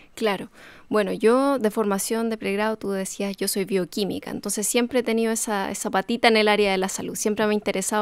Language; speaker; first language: Spanish; native; Spanish